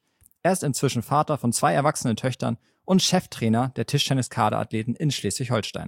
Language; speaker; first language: German; native; German